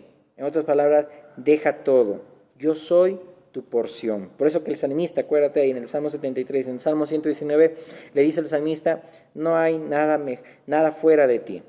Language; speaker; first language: Spanish; native; Spanish